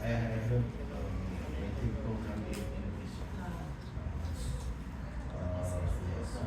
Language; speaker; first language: English; non-native, learner; Indonesian